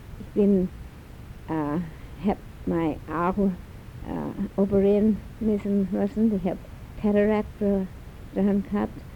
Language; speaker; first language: German; early bilingual, heritage; German